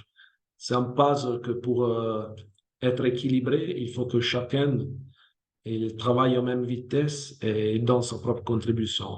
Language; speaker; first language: French; non-native, fluent; Italian